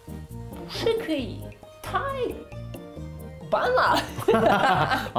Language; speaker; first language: Chinese; non-native, learner; Russian